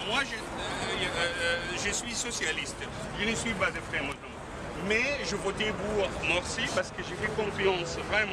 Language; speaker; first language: French; non-native, fluent; Arabic